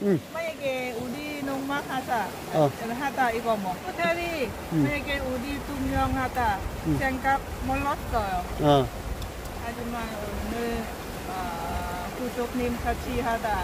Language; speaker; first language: Korean; non-native, learner; Lao